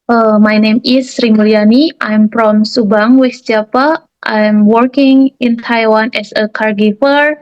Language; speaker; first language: English; non-native, learner; Indonesian